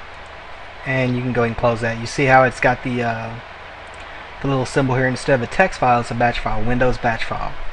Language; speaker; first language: English; native; English